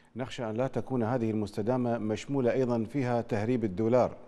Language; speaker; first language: Arabic; native; Arabic